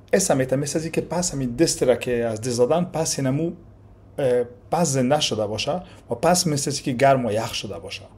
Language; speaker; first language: Persian; native; Persian